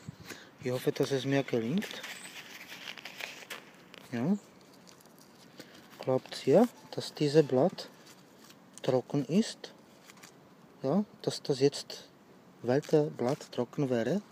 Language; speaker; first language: German; non-native, fluent; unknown